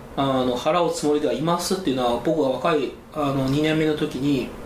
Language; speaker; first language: Japanese; non-native, fluent; Chinese